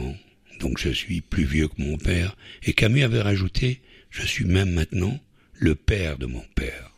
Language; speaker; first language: French; native; French